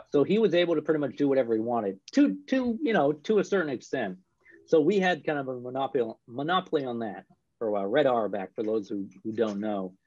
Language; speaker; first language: English; native; English